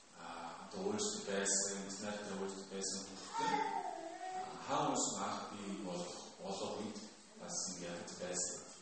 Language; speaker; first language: Mongolian; non-native, fluent; Korean